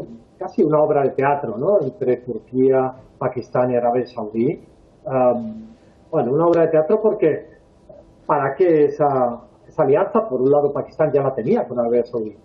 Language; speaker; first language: Spanish; native; Spanish